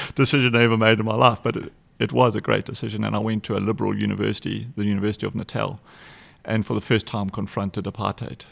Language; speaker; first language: English; native; English